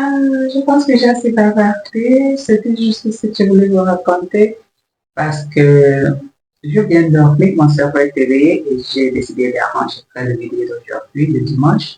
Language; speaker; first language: French; non-native, learner; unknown